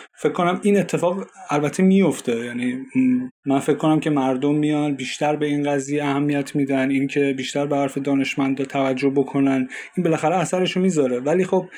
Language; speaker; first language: Persian; native; Persian